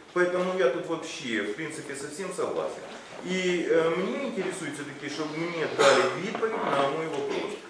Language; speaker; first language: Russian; non-native, local second language; Ukrainian